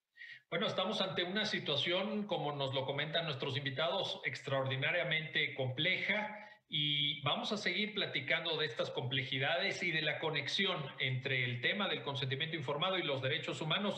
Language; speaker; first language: Spanish; native; Spanish